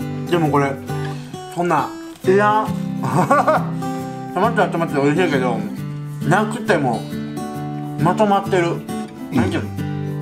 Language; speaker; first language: Japanese; native; Japanese